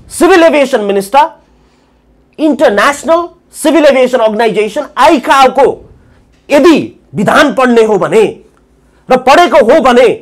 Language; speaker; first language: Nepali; native; Nepali